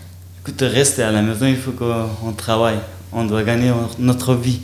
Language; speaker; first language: French; non-native, learner; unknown